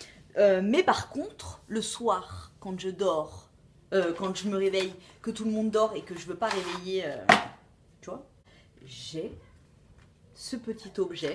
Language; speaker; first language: French; native; French